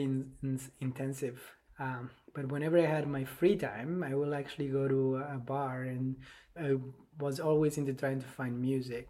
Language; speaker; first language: English; non-native, fluent; Spanish